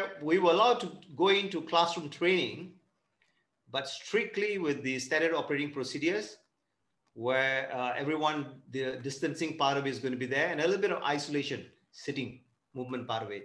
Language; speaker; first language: English; non-native, local second language; Tamil